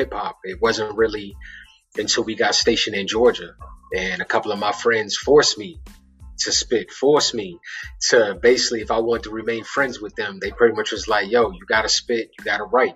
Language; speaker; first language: English; native; English